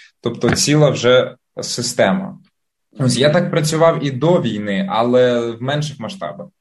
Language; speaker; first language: Ukrainian; native; Ukrainian